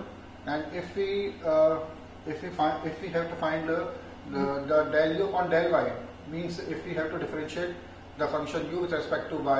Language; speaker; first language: English; non-native, local second language; Hindi